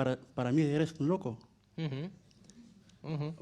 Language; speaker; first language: Spanish; early bilingual, heritage; Spanish